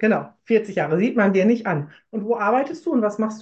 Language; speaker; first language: German; native; German